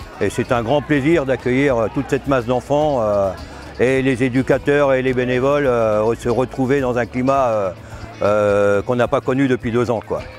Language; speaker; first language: French; native; French